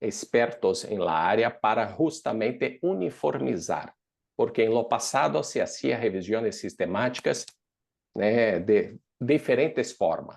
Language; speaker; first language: Spanish; non-native, fluent; Portuguese